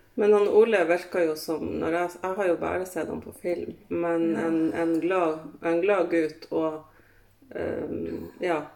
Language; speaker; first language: Norwegian; native; Norwegian